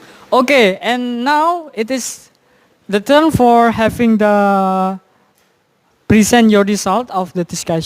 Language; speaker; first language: English; non-native, fluent; Indonesian